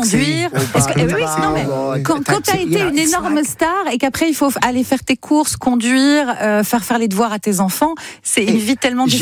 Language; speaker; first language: French; native; French